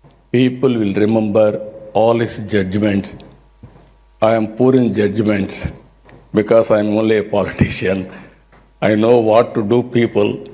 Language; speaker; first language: English; non-native, local second language; Telugu